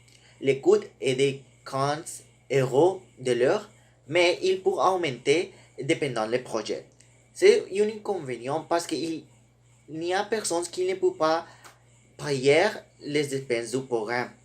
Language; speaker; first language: French; non-native, learner; Spanish